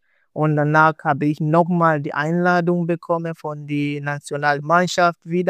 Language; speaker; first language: German; non-native, learner; Swahili